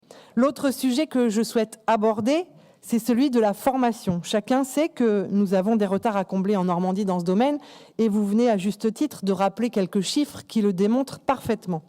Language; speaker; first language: French; native; French